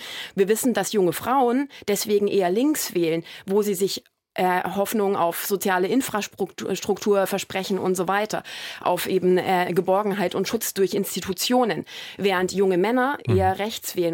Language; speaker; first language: German; native; German